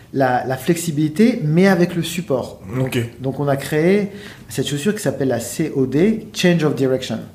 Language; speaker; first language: French; native; French